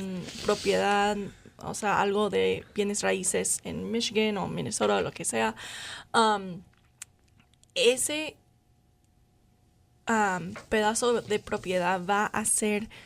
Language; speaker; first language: Spanish; non-native, learner; English